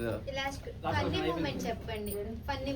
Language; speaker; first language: Telugu; native; Telugu